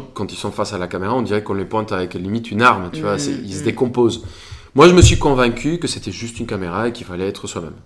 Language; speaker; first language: French; non-native, fluent; Spanish